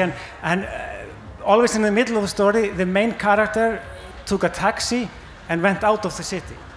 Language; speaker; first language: English; non-native, fluent; Icelandic